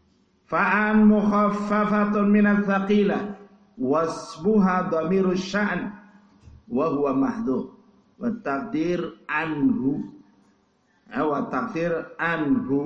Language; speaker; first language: Arabic; non-native, fluent; Indonesian